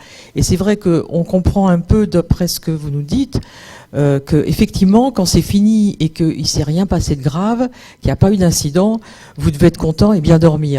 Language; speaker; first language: French; native; French